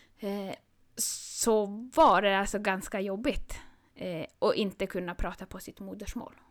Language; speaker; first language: Swedish; non-native, local second language; Northern Sami